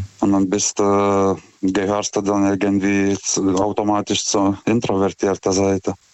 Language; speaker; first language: German; non-native, fluent; Lithuanian